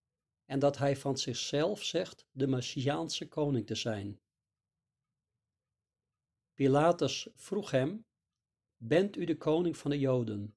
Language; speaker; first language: Dutch; native; Dutch